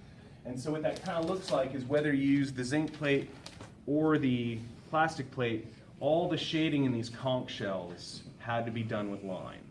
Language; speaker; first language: English; native; English